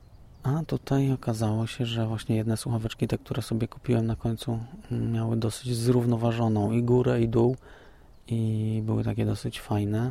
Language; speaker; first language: Polish; native; Polish